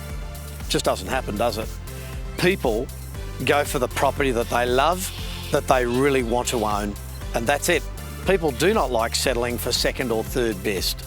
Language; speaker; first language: English; native; English